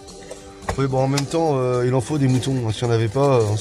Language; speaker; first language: French; native; French